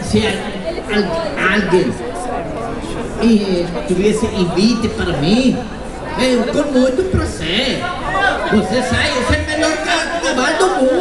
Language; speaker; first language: Portuguese; non-native, learner; Spanish